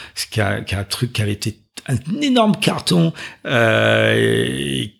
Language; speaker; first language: French; native; French